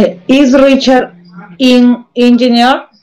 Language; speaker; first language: English; non-native, learner; Spanish